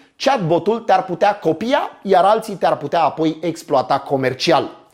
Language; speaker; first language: Romanian; native; Romanian